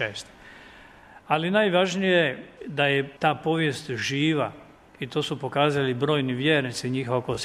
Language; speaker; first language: Croatian; native; Croatian